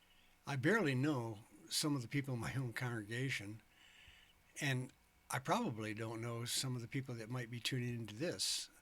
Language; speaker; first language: English; native; English